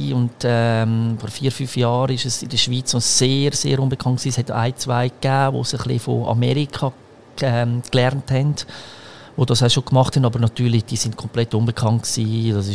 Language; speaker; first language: German; early bilingual, other home language; Croatian